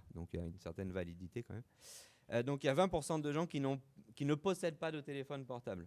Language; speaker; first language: French; native; French